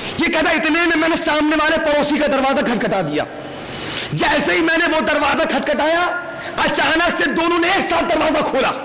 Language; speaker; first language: Urdu; native; Urdu